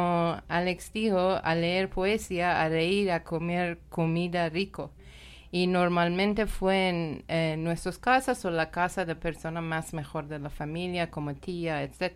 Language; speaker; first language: Spanish; non-native, learner; Persian